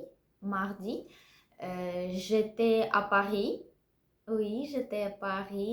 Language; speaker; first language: French; non-native, learner; Russian